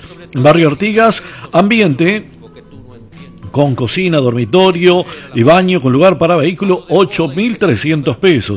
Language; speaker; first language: Spanish; native; Spanish